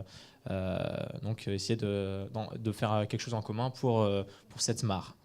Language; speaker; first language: French; native; French